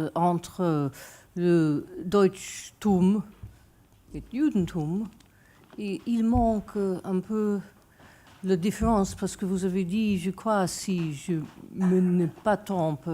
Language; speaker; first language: French; non-native, fluent; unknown